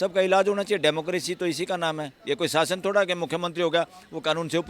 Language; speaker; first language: Hindi; native; Hindi